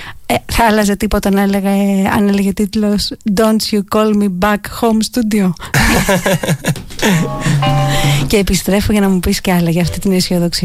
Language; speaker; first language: Greek; native; Greek